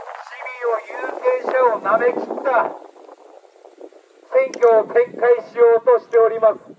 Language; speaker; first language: Japanese; native; Japanese